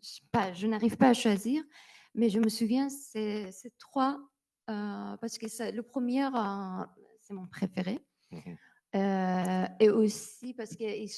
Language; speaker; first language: French; non-native, learner; Persian